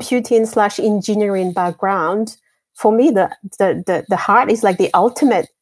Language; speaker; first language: English; non-native, fluent; French